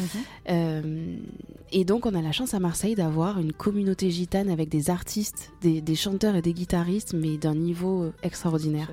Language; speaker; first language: French; native; French